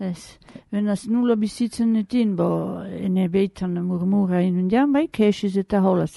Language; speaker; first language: Basque; native; Basque